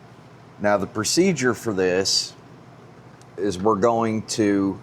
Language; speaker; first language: English; native; English